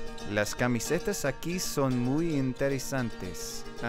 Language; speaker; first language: Spanish; non-native, learner; English